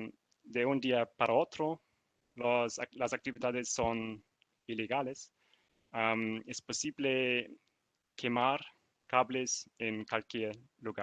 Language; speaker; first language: Spanish; non-native, learner; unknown